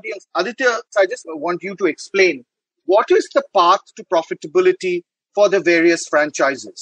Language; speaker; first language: English; non-native, local second language; Bangla